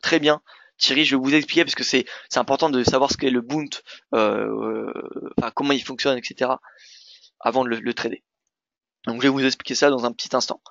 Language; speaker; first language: French; native; French